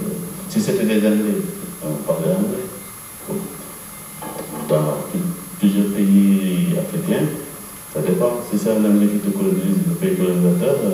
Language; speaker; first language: French; non-native, local second language; Wolof